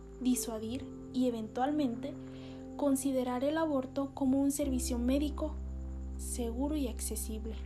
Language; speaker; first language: Spanish; native; Spanish